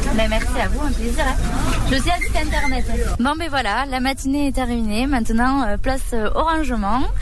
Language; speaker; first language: French; early bilingual, other home language; Spanish